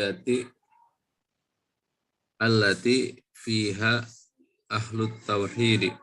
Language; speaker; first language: Arabic; non-native, learner; Indonesian